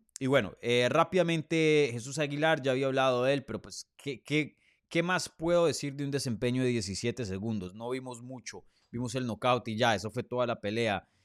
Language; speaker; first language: Spanish; native; Spanish